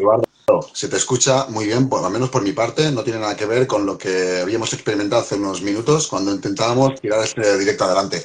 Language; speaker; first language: Spanish; native; Spanish